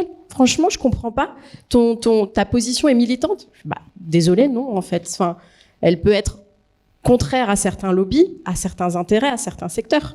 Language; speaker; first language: French; native; French